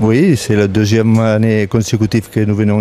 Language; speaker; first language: French; non-native, fluent; Spanish